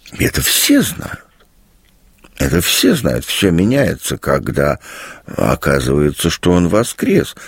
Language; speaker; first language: Russian; native; Russian